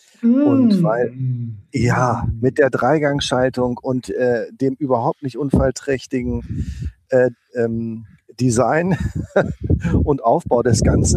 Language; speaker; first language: German; native; German